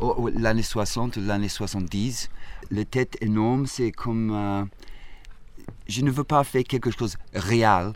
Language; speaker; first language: French; non-native, fluent; English